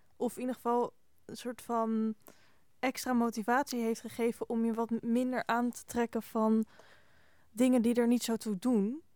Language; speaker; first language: Dutch; native; Dutch